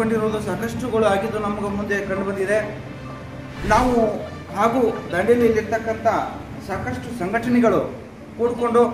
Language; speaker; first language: Kannada; native; Kannada